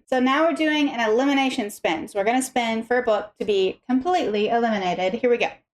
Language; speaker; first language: English; native; English